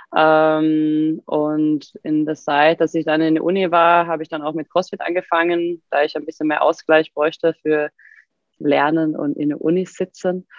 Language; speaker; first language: German; non-native, fluent; Swedish